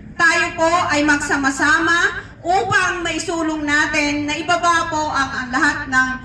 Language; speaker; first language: Filipino; native; Filipino